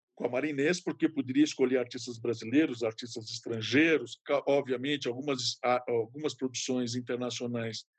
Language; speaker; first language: Portuguese; native; Portuguese